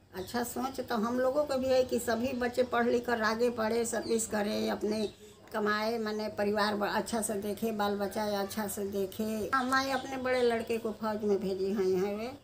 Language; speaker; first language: Hindi; native; Hindi